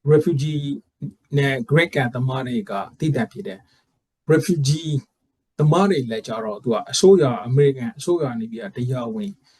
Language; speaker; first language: Burmese; native; Burmese